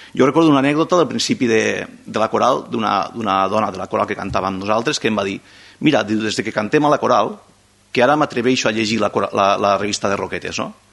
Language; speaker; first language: Catalan; non-native, local second language; Spanish